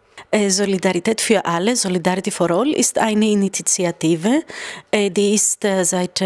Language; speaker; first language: German; non-native, fluent; Greek